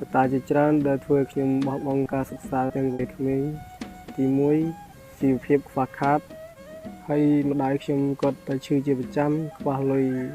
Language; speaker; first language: Khmer; non-native, local second language; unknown